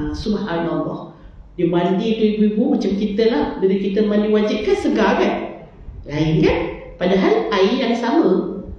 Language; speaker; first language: Malay; native; Malay